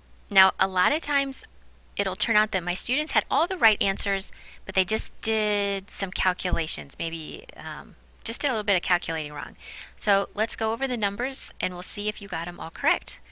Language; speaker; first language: English; native; English